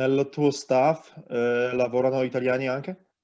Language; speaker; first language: Italian; non-native, learner; Polish